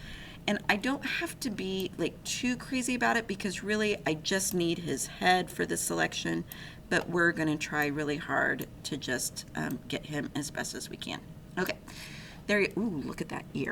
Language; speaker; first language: English; native; English